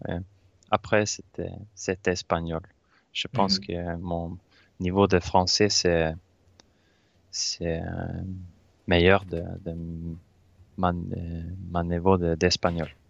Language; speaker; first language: French; non-native, learner; Swedish